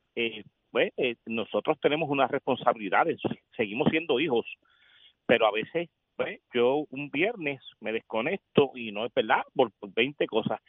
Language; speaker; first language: Spanish; native; Spanish